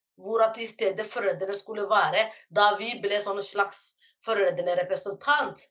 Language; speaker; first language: Norwegian; non-native, fluent; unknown